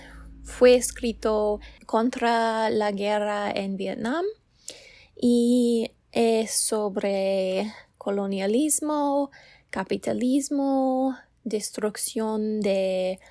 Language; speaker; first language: Spanish; non-native, learner; English